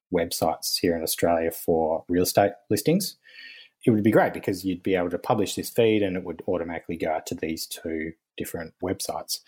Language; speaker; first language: English; native; English